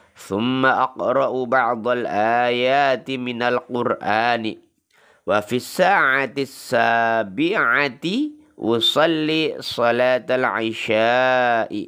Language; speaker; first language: Arabic; non-native, learner; Indonesian